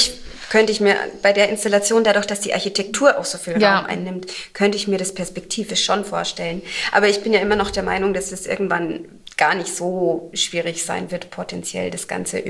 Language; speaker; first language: German; native; German